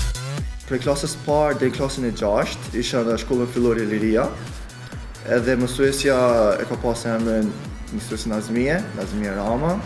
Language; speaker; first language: Albanian; early bilingual, other home language; Korean